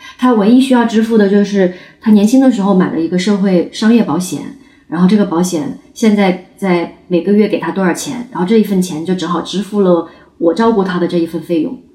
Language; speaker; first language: Chinese; native; Chinese